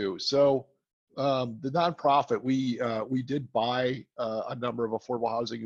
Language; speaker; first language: English; native; English